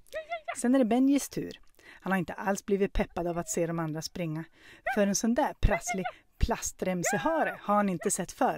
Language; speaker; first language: Swedish; native; Swedish